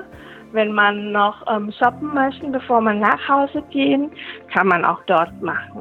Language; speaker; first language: German; non-native, learner; Thai